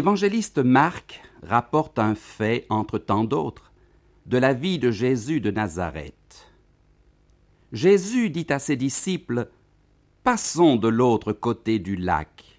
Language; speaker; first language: French; native; French